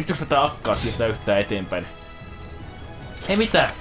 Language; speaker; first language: Finnish; native; Finnish